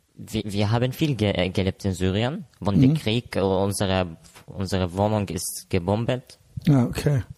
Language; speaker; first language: German; non-native, fluent; Arabic